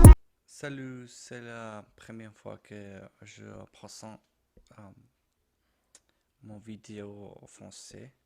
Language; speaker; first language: French; non-native, learner; Spanish